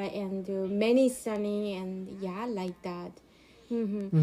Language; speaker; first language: English; non-native, learner; Korean